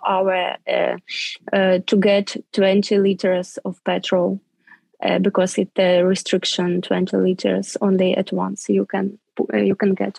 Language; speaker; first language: English; non-native, fluent; Ukrainian